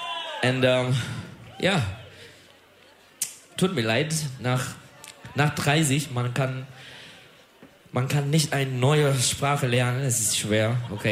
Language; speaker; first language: German; non-native, learner; Turkish